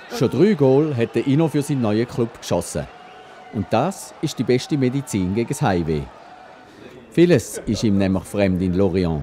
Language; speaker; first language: German; native; German